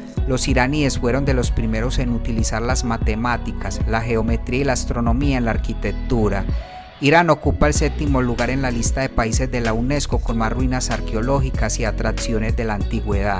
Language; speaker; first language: Spanish; native; Spanish